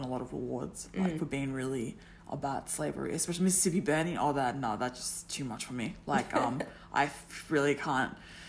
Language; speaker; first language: English; native; English